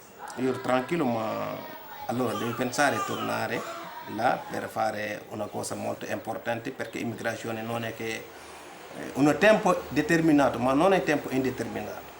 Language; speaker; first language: Italian; non-native, learner; Wolof